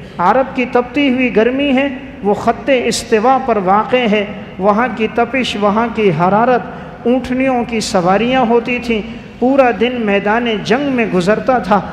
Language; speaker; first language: Urdu; native; Urdu